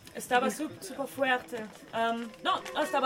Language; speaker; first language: Spanish; non-native, learner; German